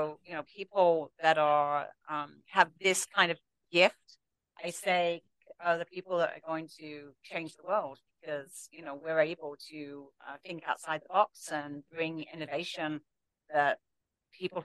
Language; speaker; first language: English; native; English